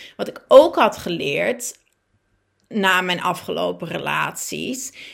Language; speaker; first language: Dutch; native; Dutch